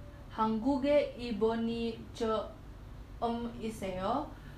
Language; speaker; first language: Korean; non-native, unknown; Indonesian